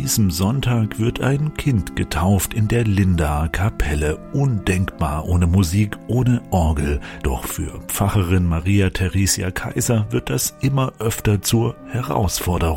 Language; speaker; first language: German; native; German